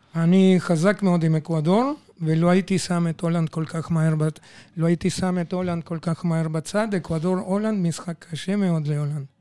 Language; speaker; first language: Hebrew; non-native, fluent; Spanish